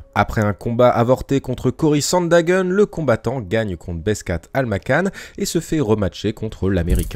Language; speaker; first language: French; native; French